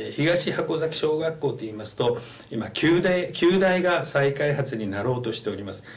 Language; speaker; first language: Japanese; native; Japanese